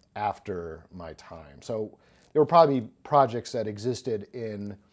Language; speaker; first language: English; native; English